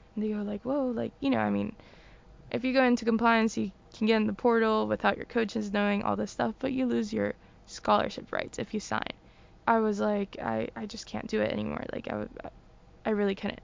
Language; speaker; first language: English; early bilingual, other home language; Spanish